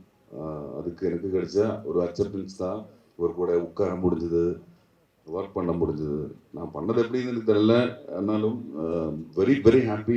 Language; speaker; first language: Tamil; non-native, learner; Malayalam